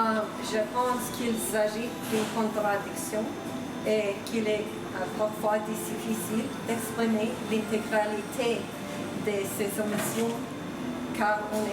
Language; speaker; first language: French; non-native, fluent; Swedish